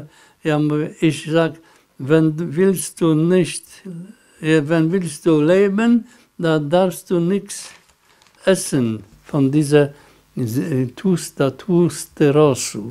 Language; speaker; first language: German; non-native, learner; Polish